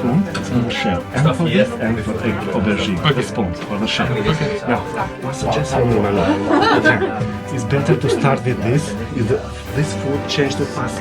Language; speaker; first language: English; non-native, learner; Albanian